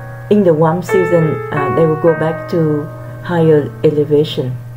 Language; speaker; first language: English; non-native, fluent; Vietnamese